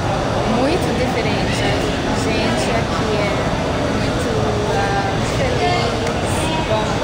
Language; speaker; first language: Portuguese; non-native, learner; English